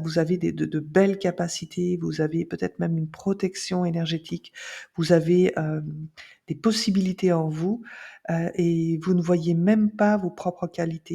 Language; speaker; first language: French; native; French